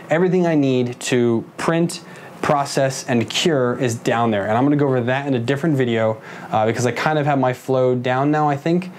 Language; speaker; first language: English; native; English